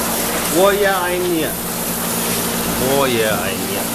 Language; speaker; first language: Chinese; non-native, learner; English